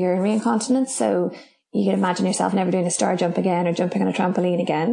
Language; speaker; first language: English; native; English